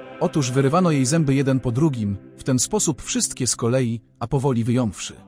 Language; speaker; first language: Polish; native; Polish